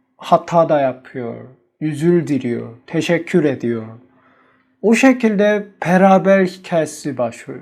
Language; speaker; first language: Turkish; non-native, learner; Korean